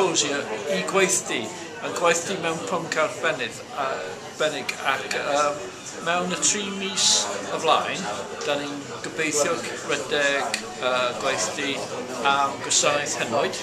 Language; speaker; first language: Welsh; non-native, fluent; English